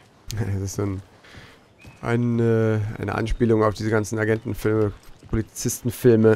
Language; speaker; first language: German; native; German